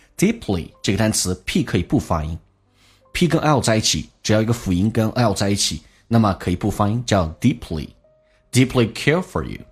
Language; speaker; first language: Chinese; native; Chinese